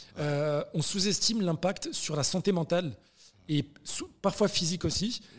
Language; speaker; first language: French; native; French